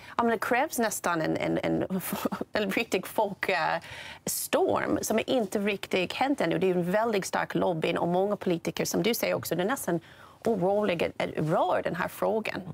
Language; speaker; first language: Swedish; non-native, fluent; English